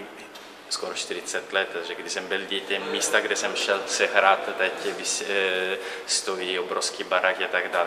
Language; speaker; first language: Czech; non-native, learner; Italian